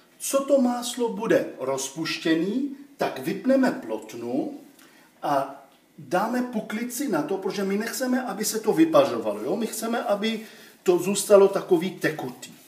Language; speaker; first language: Czech; non-native, fluent; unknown